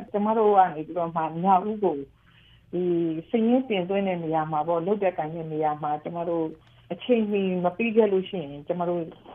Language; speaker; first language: Burmese; native; Burmese